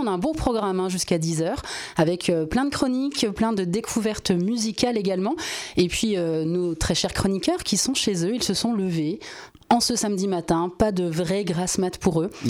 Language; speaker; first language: French; native; French